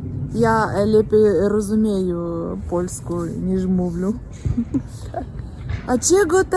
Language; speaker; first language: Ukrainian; non-native, local second language; Russian